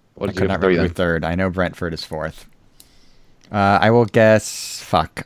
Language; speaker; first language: English; native; English